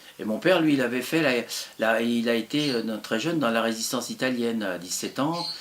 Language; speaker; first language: French; early bilingual, other home language; Italian